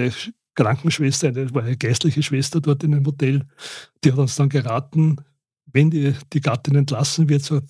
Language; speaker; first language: German; native; German